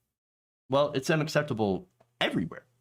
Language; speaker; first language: English; native; English